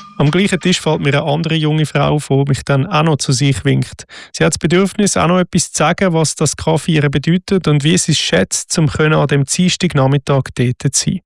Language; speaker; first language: German; native; German